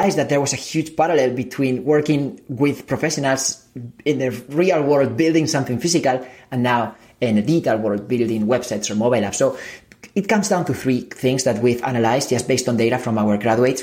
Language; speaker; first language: English; non-native, fluent; Spanish